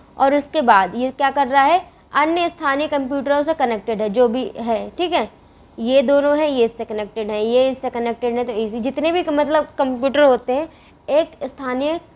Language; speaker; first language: Hindi; native; Hindi